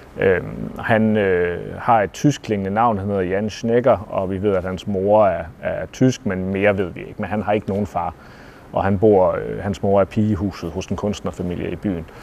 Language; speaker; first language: Danish; native; Danish